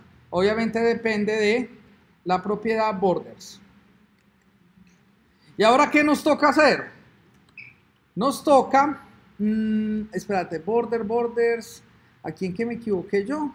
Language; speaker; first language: Spanish; native; Spanish